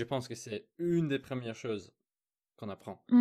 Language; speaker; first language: French; non-native, fluent; English